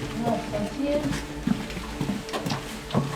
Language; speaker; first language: Chinese; native; Chinese